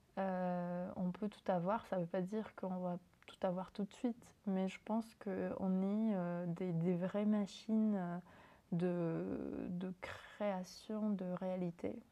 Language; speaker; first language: French; non-native, fluent; Spanish